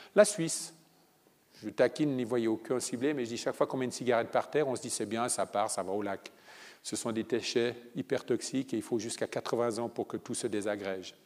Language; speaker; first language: French; early bilingual, other home language; Italian